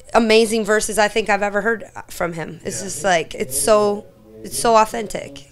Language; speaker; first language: English; native; English